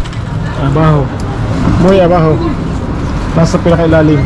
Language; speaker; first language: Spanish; non-native, learner; Filipino